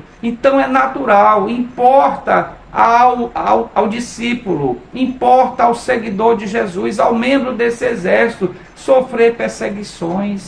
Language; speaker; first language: Portuguese; native; Portuguese